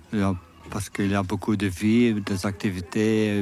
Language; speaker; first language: French; non-native, learner; Dutch